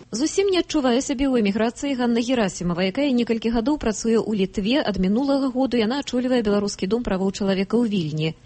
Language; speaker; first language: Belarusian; native; Belarusian